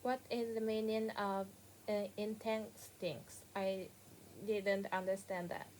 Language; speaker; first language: English; non-native, learner; Japanese